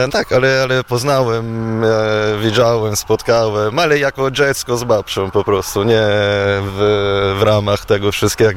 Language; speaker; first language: Polish; non-native, fluent; Italian